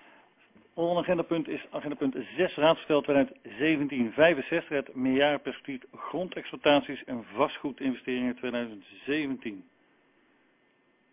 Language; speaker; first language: Dutch; native; Dutch